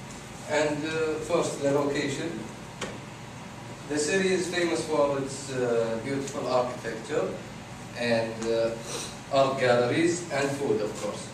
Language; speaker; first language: English; non-native, fluent; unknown